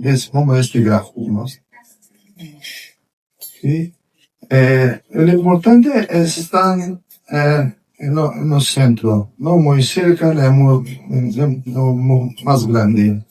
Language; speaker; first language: Spanish; non-native, fluent; Portuguese